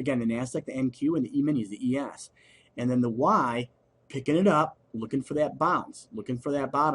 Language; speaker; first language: English; native; English